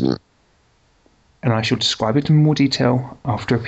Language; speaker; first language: English; native; English